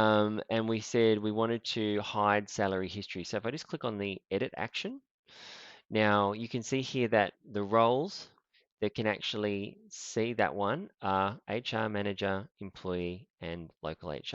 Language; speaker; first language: English; native; English